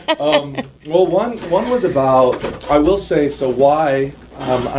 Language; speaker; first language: English; native; English